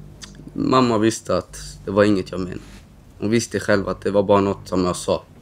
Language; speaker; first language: Swedish; early bilingual, other home language; Romany